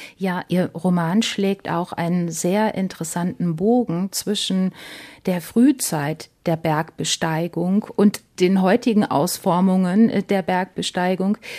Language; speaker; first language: German; native; German